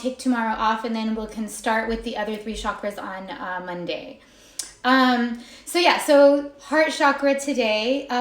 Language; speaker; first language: English; native; English